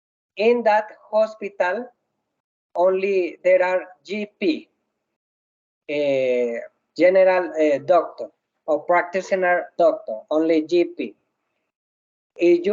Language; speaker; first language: English; non-native, learner; Spanish